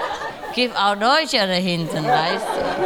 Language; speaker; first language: German; non-native, learner; Vietnamese